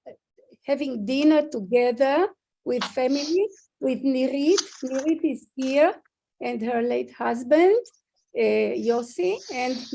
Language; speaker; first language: English; non-native, fluent; Hebrew